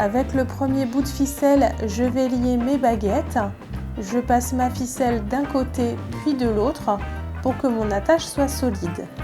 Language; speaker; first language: French; native; French